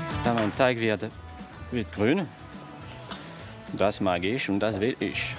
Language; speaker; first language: German; non-native, fluent; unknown